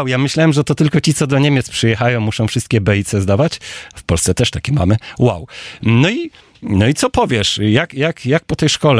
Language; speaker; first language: Polish; native; Polish